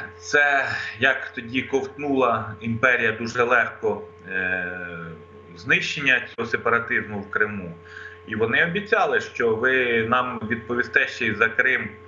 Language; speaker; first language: Ukrainian; non-native, local second language; Russian